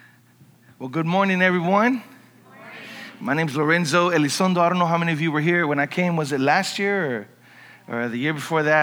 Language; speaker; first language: English; native; English